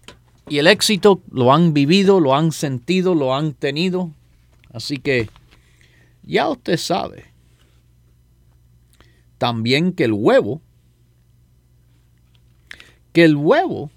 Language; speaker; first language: Spanish; native; Spanish